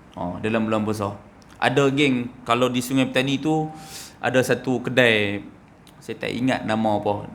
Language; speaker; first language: Malay; native; Malay